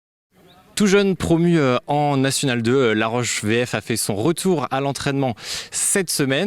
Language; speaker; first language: French; native; French